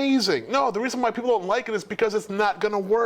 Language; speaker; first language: English; native; English